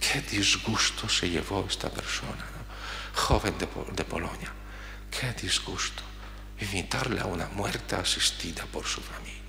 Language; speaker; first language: Spanish; non-native, fluent; Polish